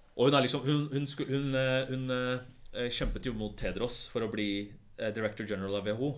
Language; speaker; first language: Norwegian; early bilingual, other home language; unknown